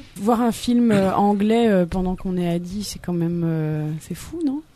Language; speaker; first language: French; native; French